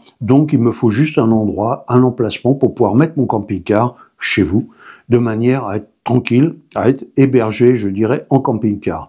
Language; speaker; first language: French; native; French